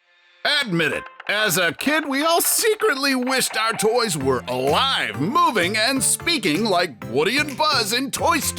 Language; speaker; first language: English; native; English